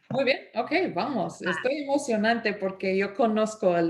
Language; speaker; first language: Spanish; non-native, fluent; English